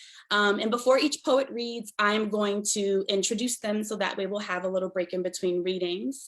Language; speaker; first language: English; native; English